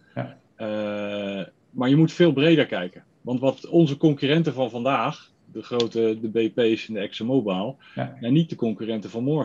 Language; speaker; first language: Dutch; native; Dutch